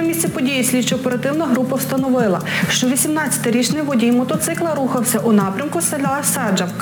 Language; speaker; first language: Ukrainian; native; Ukrainian